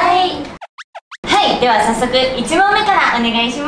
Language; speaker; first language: Japanese; native; Japanese